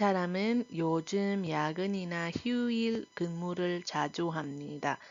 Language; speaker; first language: Korean; non-native, fluent; Iloko